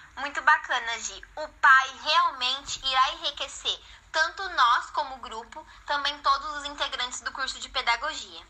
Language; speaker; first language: Portuguese; native; Portuguese